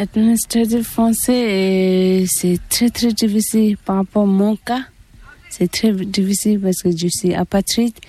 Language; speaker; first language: French; non-native, learner; Tibetan